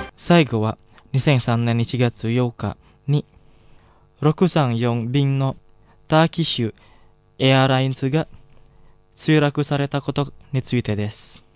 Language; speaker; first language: Japanese; non-native, fluent; Indonesian